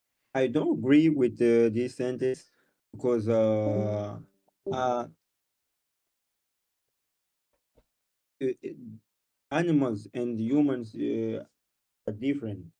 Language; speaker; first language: English; non-native, learner; Portuguese